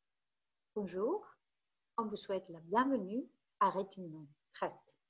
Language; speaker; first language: French; non-native, fluent; Greek